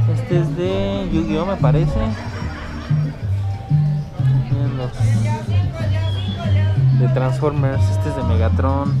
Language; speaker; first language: Spanish; native; Spanish